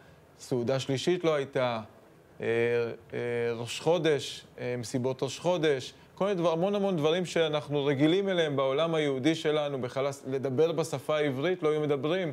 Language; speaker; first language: Hebrew; native; Hebrew